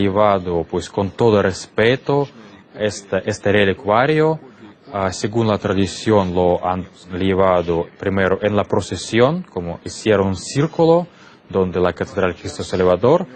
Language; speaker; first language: Spanish; non-native, fluent; Russian